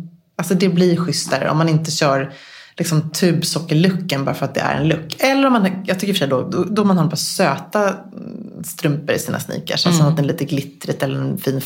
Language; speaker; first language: Swedish; native; Swedish